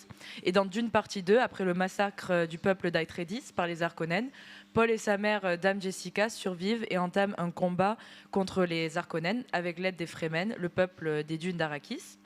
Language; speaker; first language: French; native; French